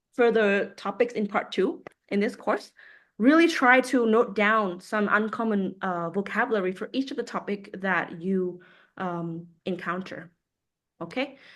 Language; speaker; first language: English; non-native, fluent; Vietnamese